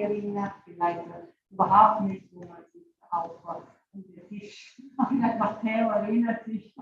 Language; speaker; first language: German; non-native, fluent; Italian